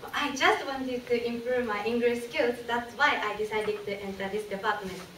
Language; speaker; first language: English; non-native, learner; Japanese